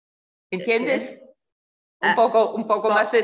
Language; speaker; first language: Spanish; non-native, fluent; Italian